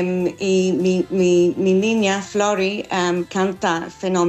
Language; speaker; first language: Spanish; non-native, learner; English